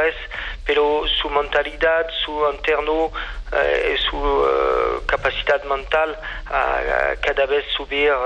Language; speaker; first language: Spanish; non-native, fluent; French